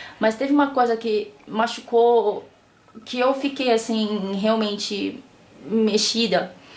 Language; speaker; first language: Portuguese; native; Portuguese